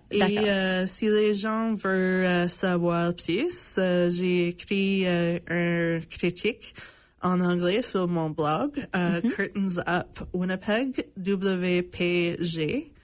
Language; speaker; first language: French; non-native, local second language; English